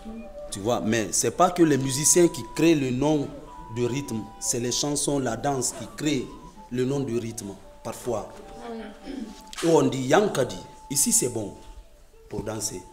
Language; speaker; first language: French; non-native, fluent; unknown